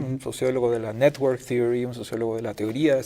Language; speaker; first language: Spanish; native; Spanish